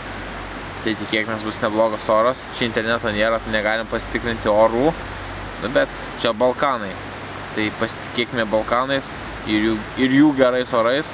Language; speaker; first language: Lithuanian; native; Lithuanian